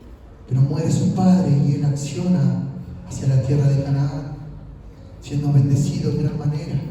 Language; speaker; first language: Spanish; native; Spanish